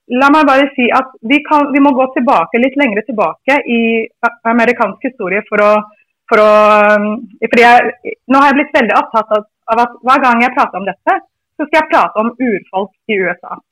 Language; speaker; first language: Norwegian; non-native, fluent; English